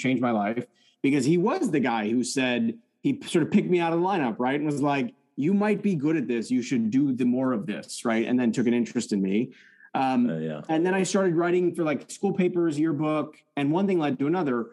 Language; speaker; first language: English; early bilingual, other home language; French